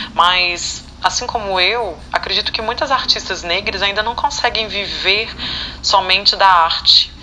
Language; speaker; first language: Portuguese; native; Portuguese